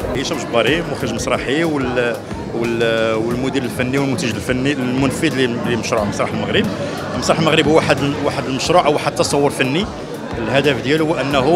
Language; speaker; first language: Arabic; native; Arabic